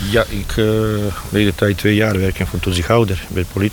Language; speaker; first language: Dutch; non-native, learner; Bosnian